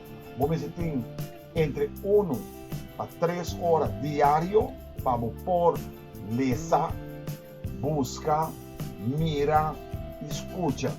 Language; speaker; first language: Portuguese; non-native, learner; Papiamento